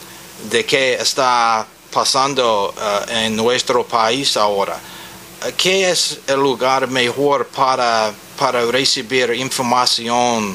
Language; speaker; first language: Spanish; non-native, learner; English